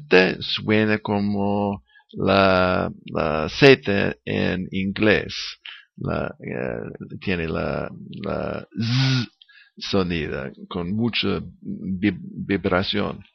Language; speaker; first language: Spanish; non-native, learner; English